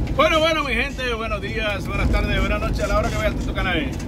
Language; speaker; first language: Spanish; native; Spanish